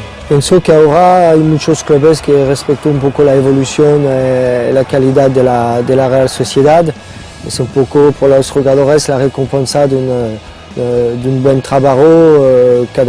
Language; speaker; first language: Spanish; non-native, fluent; French